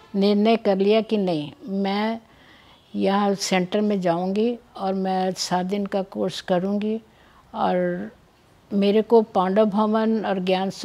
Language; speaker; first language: Hindi; native; Hindi